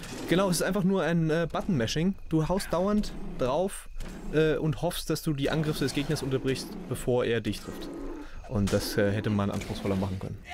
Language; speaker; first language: German; native; German